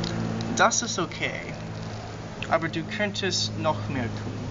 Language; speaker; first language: German; non-native, learner; English